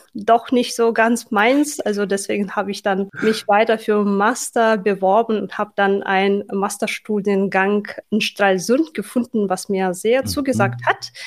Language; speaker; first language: German; non-native, fluent; Russian